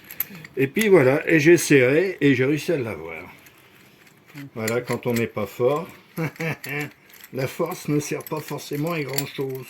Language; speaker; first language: French; native; French